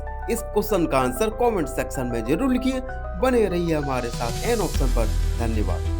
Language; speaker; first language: Hindi; native; Hindi